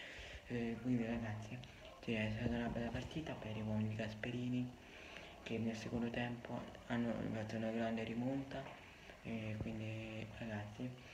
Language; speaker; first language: Italian; native; Italian